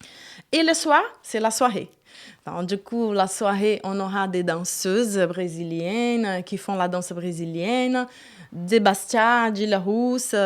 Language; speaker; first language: French; non-native, fluent; Portuguese